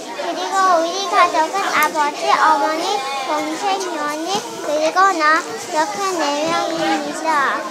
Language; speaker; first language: Korean; early bilingual, heritage; Korean